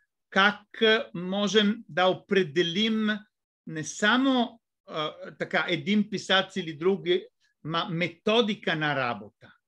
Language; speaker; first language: Bulgarian; non-native, fluent; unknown